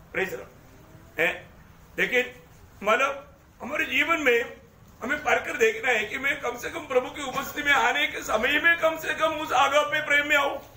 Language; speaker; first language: Hindi; non-native, local second language; Malayalam